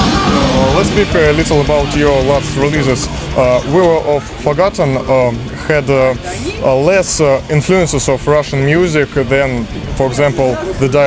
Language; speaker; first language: English; non-native, fluent; Russian